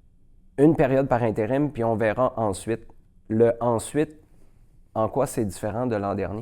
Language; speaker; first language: French; native; French